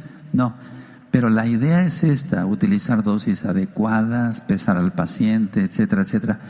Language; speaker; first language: Spanish; native; Spanish